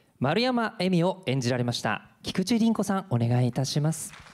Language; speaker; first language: Japanese; native; Japanese